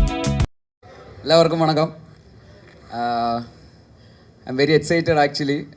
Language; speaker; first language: Tamil; non-native, learner; Malayalam